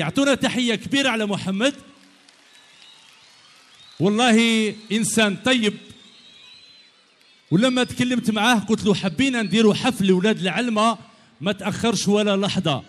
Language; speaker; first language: Arabic; native; Arabic